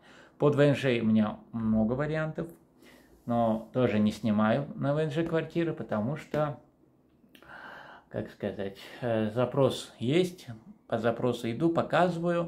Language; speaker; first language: Russian; non-native, fluent; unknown